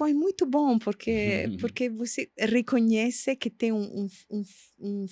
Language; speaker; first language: Portuguese; non-native, fluent; Italian